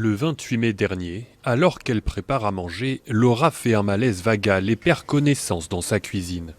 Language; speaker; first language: French; native; French